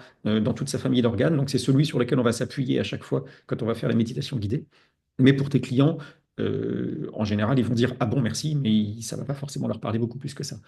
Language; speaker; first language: French; native; French